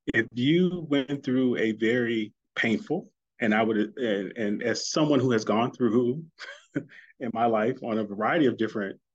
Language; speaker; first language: English; native; English